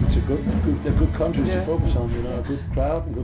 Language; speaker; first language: English; non-native, fluent; Danish